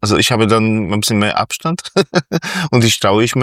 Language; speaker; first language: German; non-native, fluent; Polish